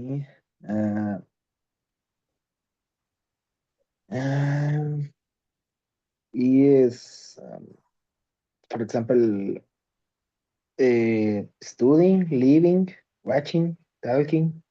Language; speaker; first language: English; non-native, learner; Spanish